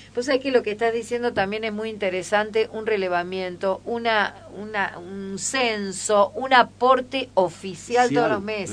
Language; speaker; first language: Spanish; native; Spanish